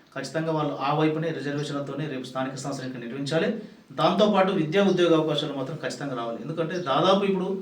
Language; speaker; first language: Telugu; native; Telugu